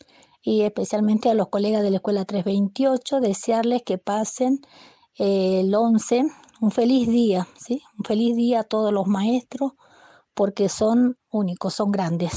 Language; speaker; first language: Spanish; native; Spanish